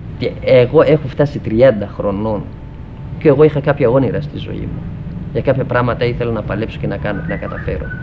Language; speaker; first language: Greek; non-native, fluent; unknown